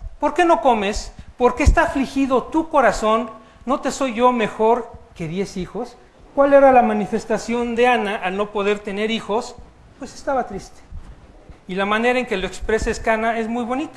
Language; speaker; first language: Spanish; native; Spanish